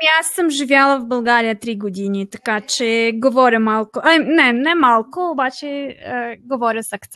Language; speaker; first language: Bulgarian; non-native, fluent; Armenian